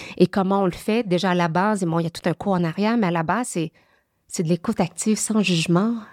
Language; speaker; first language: French; early bilingual, other home language; Vietnamese